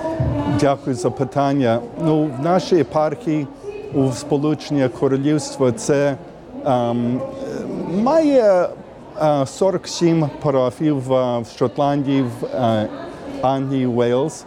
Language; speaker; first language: Ukrainian; early bilingual, heritage; Ukrainian